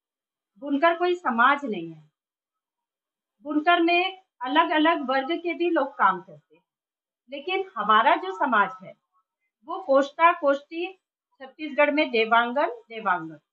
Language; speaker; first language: Hindi; native; Hindi